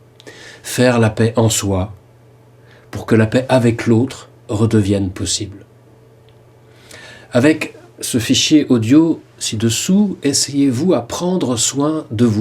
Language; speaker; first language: French; native; French